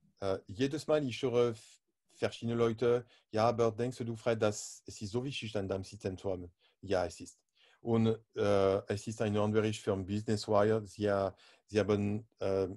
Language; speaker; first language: German; non-native, learner; French